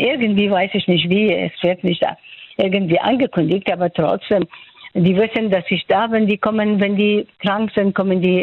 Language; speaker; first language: German; non-native, fluent; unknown